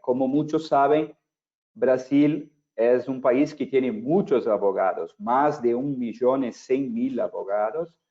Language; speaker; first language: Spanish; non-native, fluent; Portuguese